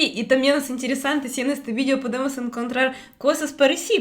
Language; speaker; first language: Spanish; non-native, fluent; Russian